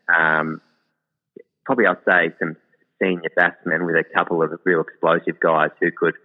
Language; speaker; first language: English; native; English